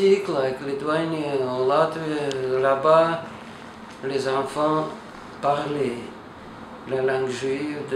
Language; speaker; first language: French; non-native, fluent; Russian